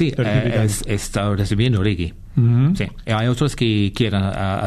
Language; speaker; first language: Spanish; non-native, fluent; English